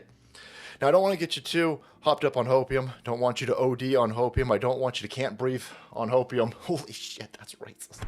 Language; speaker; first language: English; native; English